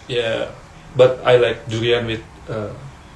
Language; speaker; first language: English; non-native, learner; Indonesian